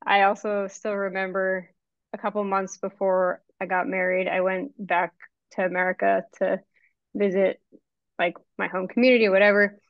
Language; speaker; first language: English; native; English